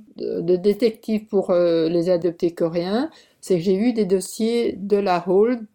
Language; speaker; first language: French; early bilingual, other home language; Korean